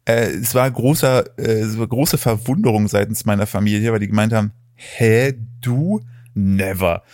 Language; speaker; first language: German; native; German